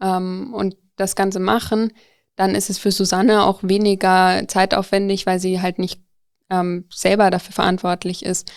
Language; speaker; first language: German; native; German